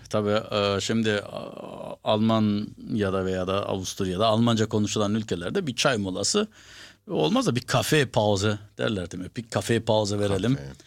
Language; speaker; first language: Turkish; early bilingual, heritage; Turkish